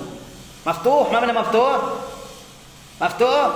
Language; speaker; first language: Arabic; non-native, fluent; Indonesian